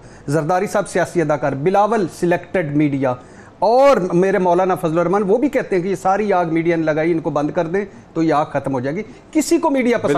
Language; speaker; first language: Urdu; native; Urdu